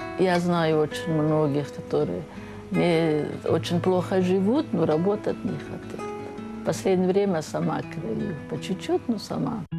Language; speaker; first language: Ukrainian; non-native, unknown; Persian